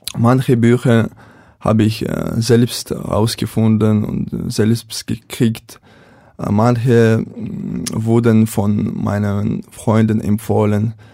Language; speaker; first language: German; non-native, fluent; Chechen